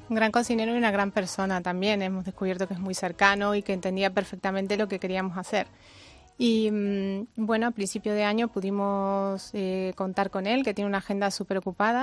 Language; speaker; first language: Spanish; native; Spanish